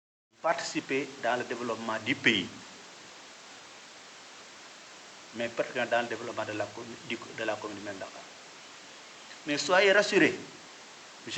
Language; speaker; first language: French; non-native, local second language; Wolof